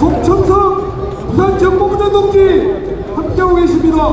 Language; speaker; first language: Korean; native; Korean